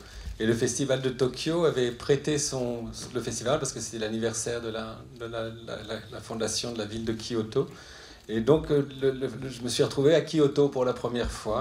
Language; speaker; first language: French; native; French